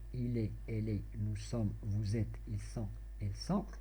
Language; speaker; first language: French; non-native, local second language; Arabic